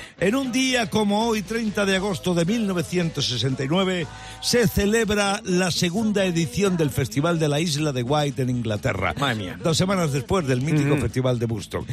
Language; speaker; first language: Spanish; native; Spanish